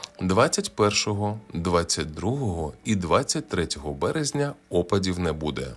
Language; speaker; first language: Ukrainian; native; Ukrainian